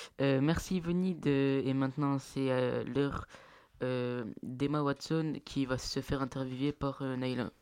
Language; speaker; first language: French; native; French